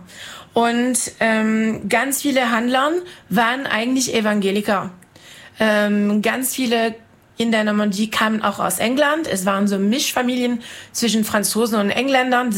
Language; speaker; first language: German; non-native, fluent; French